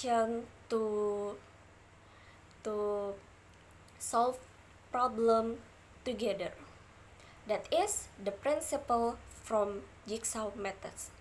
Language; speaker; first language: English; non-native, learner; Indonesian